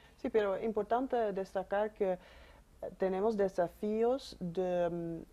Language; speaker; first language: Spanish; non-native, fluent; Dutch